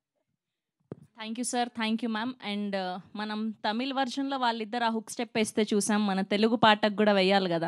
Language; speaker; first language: Telugu; native; Telugu